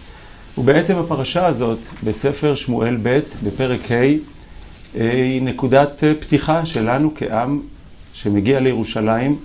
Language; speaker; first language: Hebrew; native; Hebrew